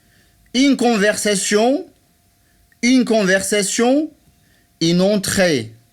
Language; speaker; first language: French; non-native, fluent; Arabic